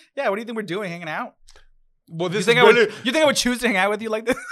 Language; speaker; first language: English; early bilingual, other home language; Spanish